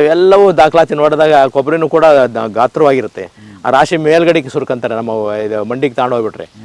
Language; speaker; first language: Kannada; native; Kannada